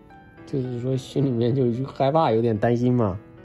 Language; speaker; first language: Chinese; native; Chinese